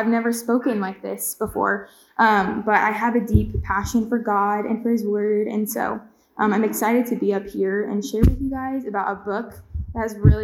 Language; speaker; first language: English; native; English